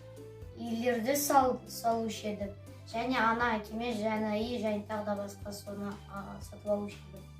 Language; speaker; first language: Kazakh; non-native, local second language; Russian